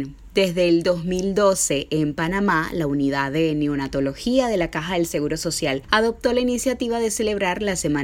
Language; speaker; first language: Spanish; native; Spanish